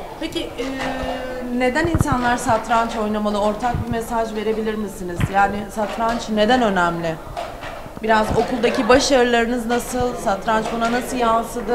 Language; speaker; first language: Turkish; native; Turkish